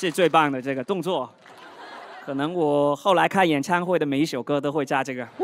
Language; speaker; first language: Chinese; non-native, fluent; Cantonese